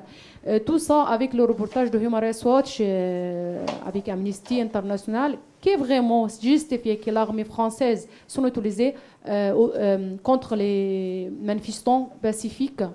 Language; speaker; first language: French; non-native, fluent; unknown